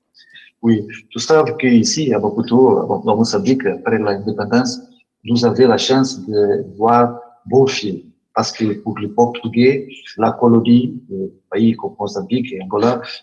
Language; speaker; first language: French; non-native, learner; Portuguese